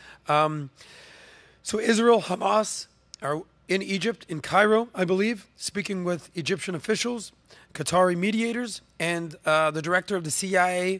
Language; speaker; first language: English; native; English